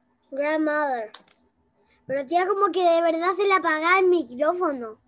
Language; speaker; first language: Spanish; native; Spanish